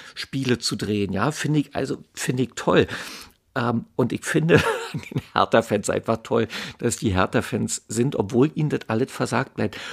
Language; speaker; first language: German; native; German